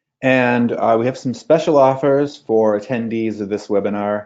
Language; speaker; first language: English; native; English